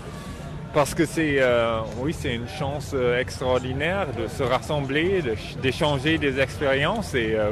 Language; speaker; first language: French; non-native, fluent; German